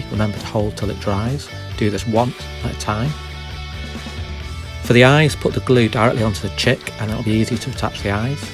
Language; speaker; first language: English; native; English